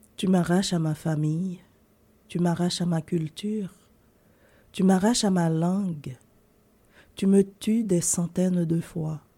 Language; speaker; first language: French; non-native, local second language; Haitian Creole